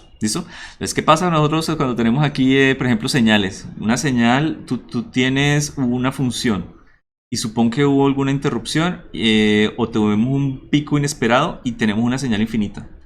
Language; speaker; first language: Spanish; native; Spanish